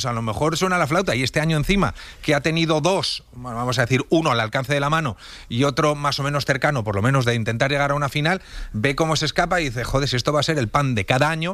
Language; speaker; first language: Spanish; native; Spanish